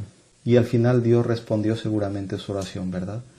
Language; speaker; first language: Spanish; native; Spanish